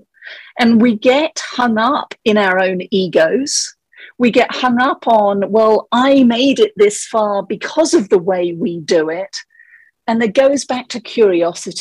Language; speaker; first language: English; native; English